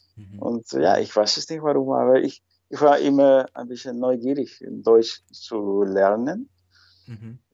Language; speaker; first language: German; non-native, fluent; Spanish